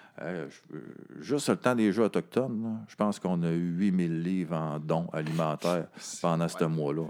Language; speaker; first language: French; native; French